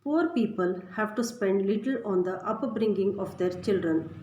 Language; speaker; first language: English; non-native, local second language; Kannada